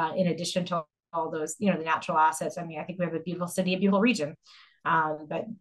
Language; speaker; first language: English; native; English